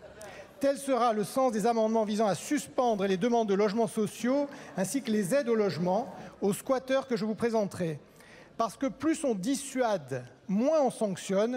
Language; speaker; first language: French; native; French